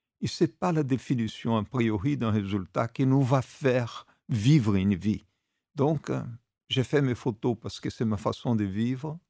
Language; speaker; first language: French; non-native, fluent; Portuguese